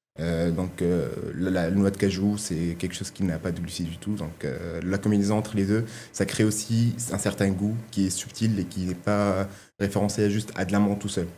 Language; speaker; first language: French; non-native, local second language; Arabic